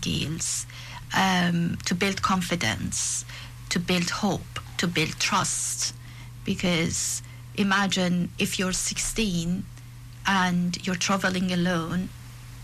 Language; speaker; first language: English; non-native, fluent; Persian